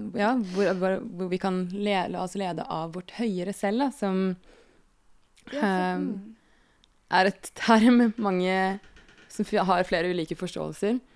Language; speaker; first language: Norwegian; native; Norwegian